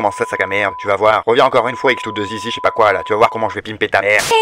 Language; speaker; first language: French; native; French